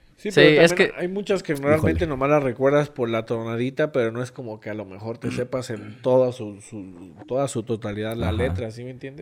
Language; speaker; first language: Spanish; native; Spanish